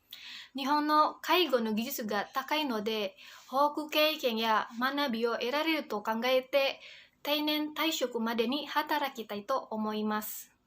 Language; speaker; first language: Japanese; non-native, fluent; Indonesian